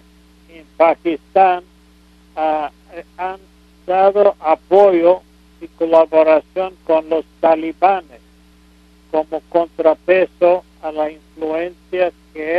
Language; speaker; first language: Spanish; non-native, fluent; English